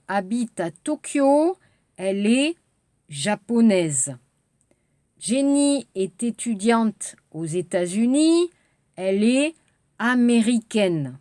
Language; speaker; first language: French; native; French